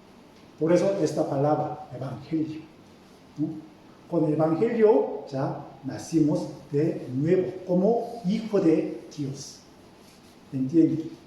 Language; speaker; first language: Spanish; non-native, fluent; Korean